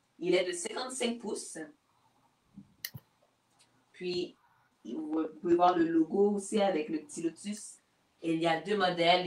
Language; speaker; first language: French; native; French